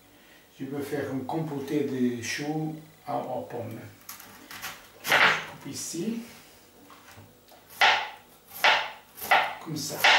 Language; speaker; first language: French; non-native, learner; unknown